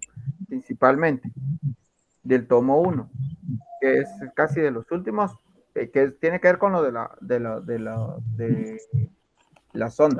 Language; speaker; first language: Spanish; native; Spanish